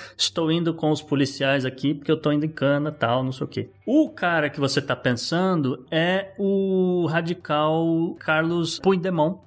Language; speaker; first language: Portuguese; native; Portuguese